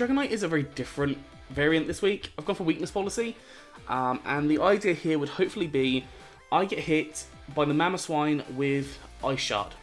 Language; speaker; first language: English; native; English